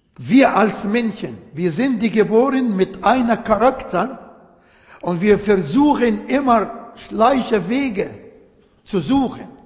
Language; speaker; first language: German; non-native, fluent; Arabic